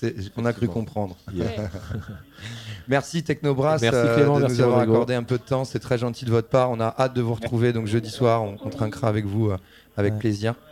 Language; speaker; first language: French; native; French